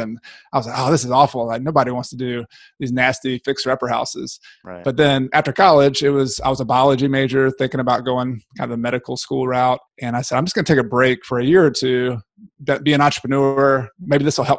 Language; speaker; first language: English; native; English